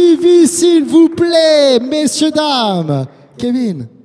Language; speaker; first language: French; native; French